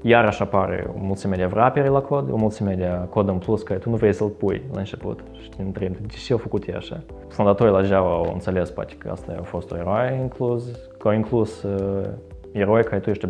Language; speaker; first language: Romanian; native; Romanian